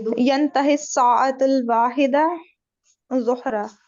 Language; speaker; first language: Arabic; non-native, learner; Urdu